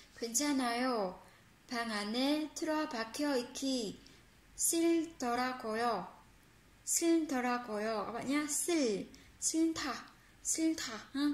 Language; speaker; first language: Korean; non-native, fluent; Vietnamese